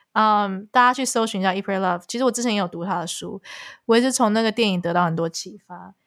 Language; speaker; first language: Chinese; native; Chinese